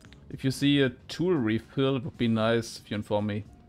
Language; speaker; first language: English; non-native, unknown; German